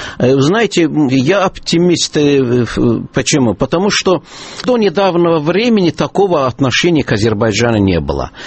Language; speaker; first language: Russian; non-native, local second language; Azerbaijani